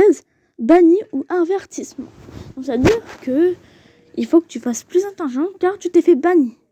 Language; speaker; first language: French; native; French